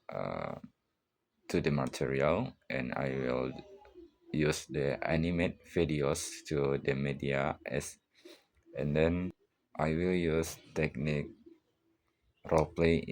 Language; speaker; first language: English; non-native, learner; Indonesian